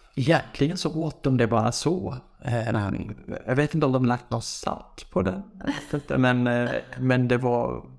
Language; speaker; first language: Swedish; non-native, fluent; Persian